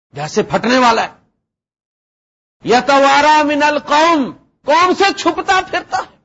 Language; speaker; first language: Urdu; non-native, local second language; Punjabi